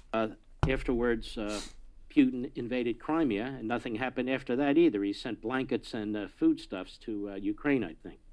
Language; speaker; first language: English; native; English